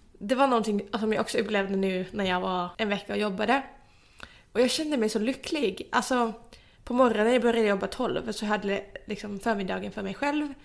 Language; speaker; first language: Swedish; non-native, local second language; Finnish